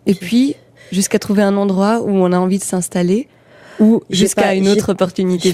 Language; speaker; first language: French; native; French